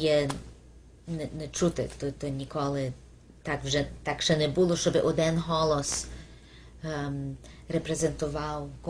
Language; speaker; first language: Ukrainian; early bilingual, heritage; Ukrainian